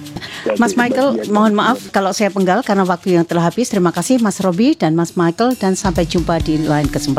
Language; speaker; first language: Indonesian; native; Indonesian